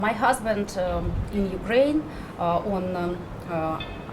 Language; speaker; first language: English; non-native, learner; Ukrainian